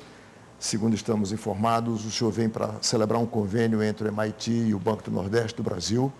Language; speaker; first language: Portuguese; native; Portuguese